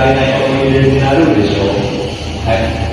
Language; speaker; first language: Japanese; non-native, learner; Indonesian